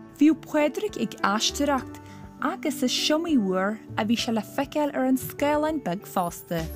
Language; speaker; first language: Irish; native; Irish